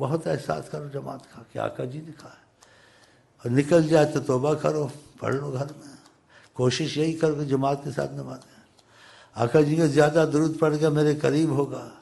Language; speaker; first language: Urdu; non-native, local second language; Saraiki